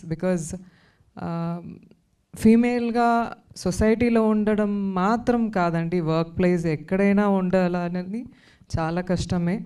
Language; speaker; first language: Telugu; non-native, learner; Tamil